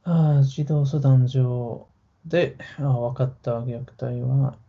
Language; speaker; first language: Japanese; non-native, learner; English